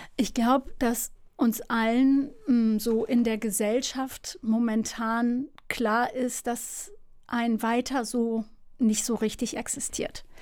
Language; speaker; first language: German; early bilingual, other home language; Turkish